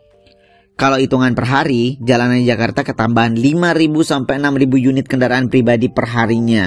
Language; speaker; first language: Indonesian; native; Indonesian